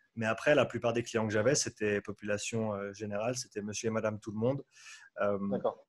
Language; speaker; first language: French; native; French